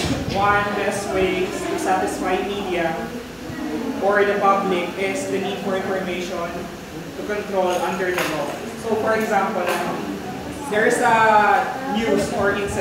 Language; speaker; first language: English; non-native, local second language; Filipino